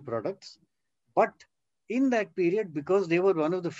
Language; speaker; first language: English; non-native, local second language; Hindi